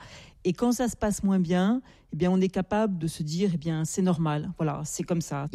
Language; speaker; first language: French; native; French